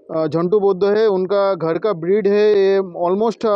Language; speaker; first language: Hindi; non-native, local second language; Bangla